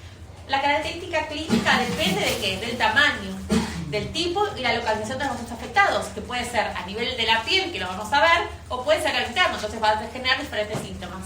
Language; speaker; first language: Spanish; native; Spanish